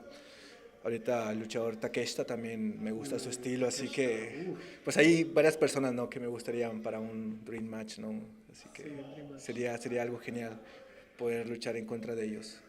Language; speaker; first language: Spanish; native; Spanish